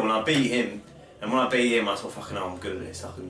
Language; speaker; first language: English; native; English